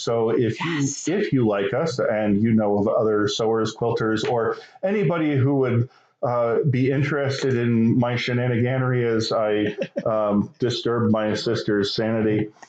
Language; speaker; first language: English; native; English